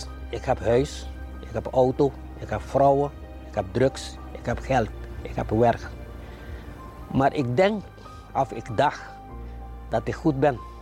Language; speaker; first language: Dutch; non-native, local second language; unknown